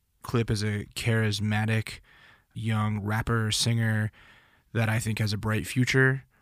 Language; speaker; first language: English; native; English